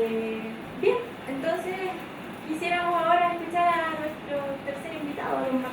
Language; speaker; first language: Spanish; native; Spanish